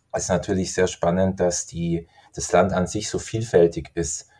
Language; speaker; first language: German; native; German